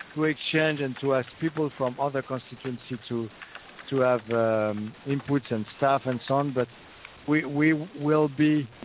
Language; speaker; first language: English; non-native, fluent; French